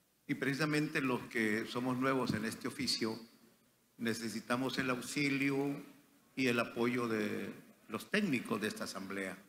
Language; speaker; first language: Spanish; native; Spanish